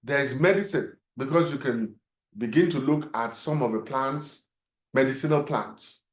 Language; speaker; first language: English; non-native, local second language; Yoruba